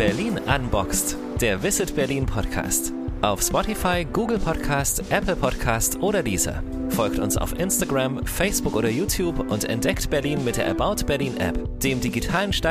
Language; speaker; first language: German; native; German